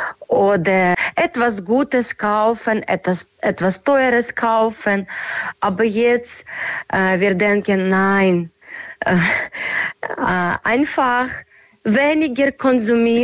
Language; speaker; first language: German; non-native, learner; Ukrainian